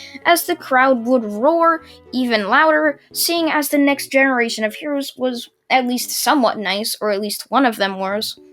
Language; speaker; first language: English; native; English